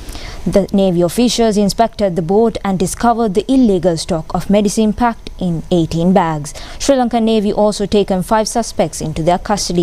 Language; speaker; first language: English; non-native, local second language; Sinhala